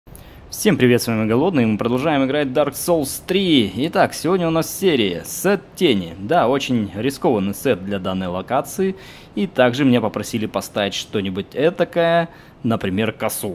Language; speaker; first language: Russian; native; Russian